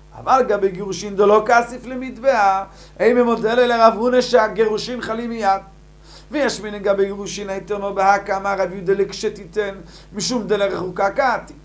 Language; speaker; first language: Hebrew; native; Hebrew